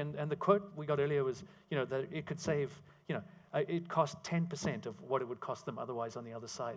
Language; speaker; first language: English; native; English